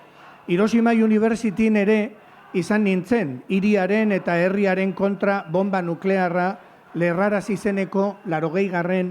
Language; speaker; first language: Basque; native; Basque